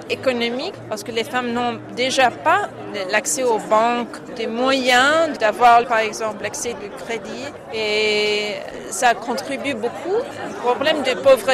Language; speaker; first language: French; non-native, fluent; English